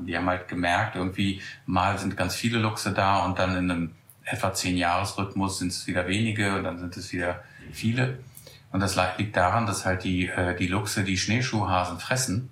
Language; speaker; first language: German; native; German